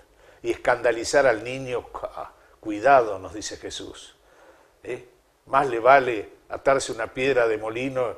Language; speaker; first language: Spanish; native; Spanish